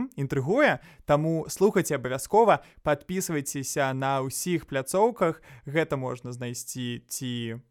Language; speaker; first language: Belarusian; native; Belarusian